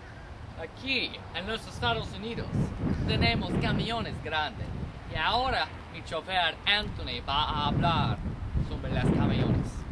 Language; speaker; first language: Spanish; non-native, learner; English